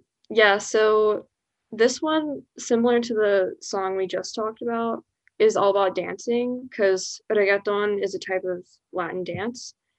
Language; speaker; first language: English; early bilingual, other home language; Spanish